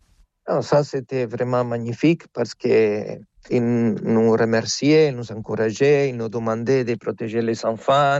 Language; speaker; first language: French; non-native, fluent; Spanish